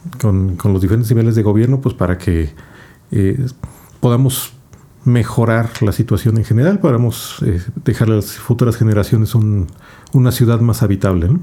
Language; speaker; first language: Spanish; native; Spanish